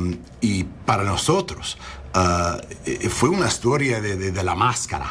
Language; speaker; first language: Spanish; early bilingual, heritage; Spanish